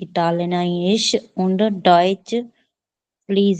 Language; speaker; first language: German; non-native, learner; Hindi